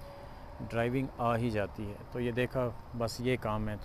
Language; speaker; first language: Urdu; non-native, local second language; Punjabi